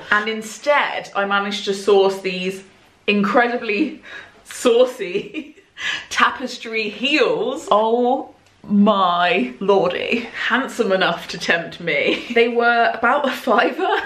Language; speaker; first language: English; native; English